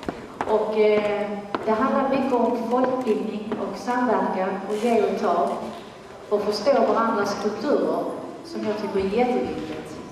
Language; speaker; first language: Swedish; non-native, fluent; Italian